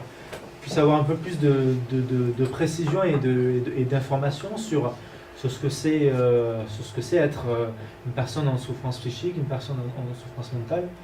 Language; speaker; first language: French; native; French